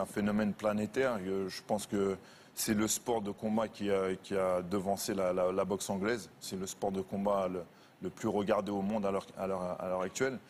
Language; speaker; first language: French; native; French